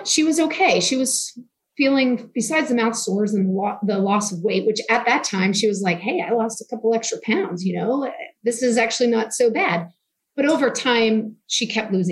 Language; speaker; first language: English; native; English